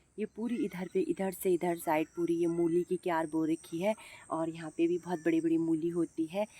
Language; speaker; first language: Hindi; non-native, local second language; Garhwali